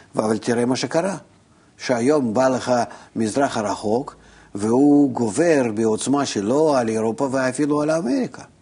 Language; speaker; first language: Hebrew; non-native, fluent; Russian